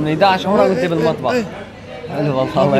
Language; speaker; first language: Arabic; native; Arabic